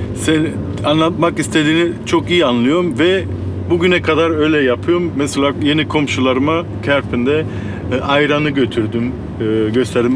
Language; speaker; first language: Turkish; early bilingual, heritage; Turkish